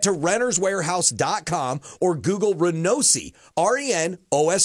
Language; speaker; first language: English; native; English